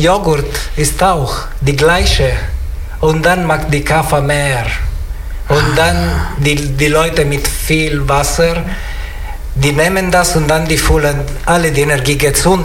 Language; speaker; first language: German; non-native, learner; Italian